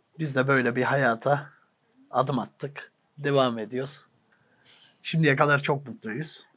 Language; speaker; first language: Turkish; early bilingual, heritage; Turkish